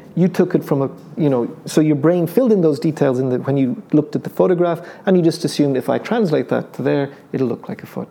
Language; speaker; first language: English; native; English